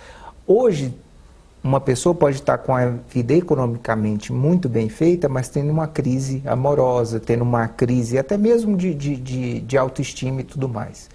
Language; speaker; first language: Portuguese; native; Portuguese